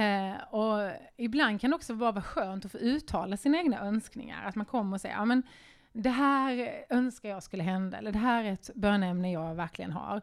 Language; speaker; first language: Swedish; native; Swedish